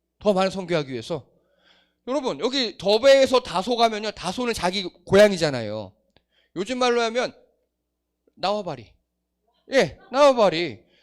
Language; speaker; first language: Korean; native; Korean